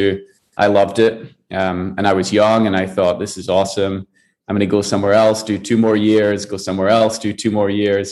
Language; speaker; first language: English; native; English